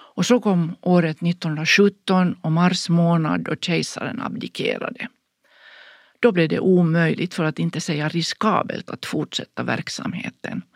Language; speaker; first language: Swedish; native; Swedish